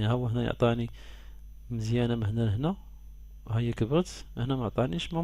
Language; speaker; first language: Arabic; native; Arabic